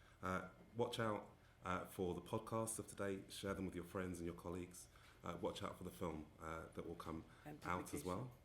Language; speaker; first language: English; native; English